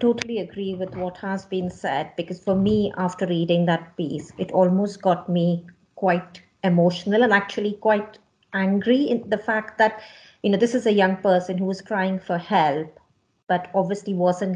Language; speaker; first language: English; non-native, local second language; Hindi